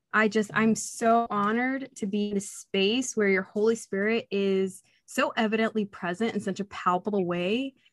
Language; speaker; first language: English; early bilingual, other home language; Spanish